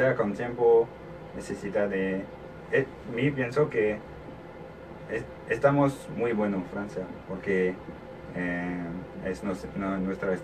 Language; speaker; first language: Spanish; non-native, learner; French